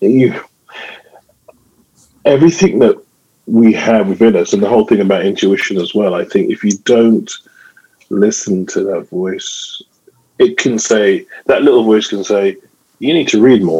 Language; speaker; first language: English; native; English